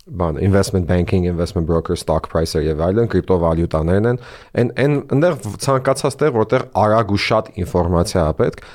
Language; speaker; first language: Armenian; early bilingual, heritage; Armenian